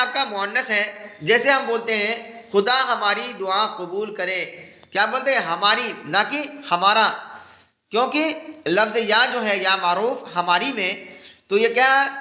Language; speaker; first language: Urdu; native; Urdu